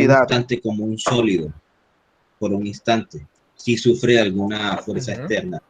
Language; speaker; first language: Spanish; native; Spanish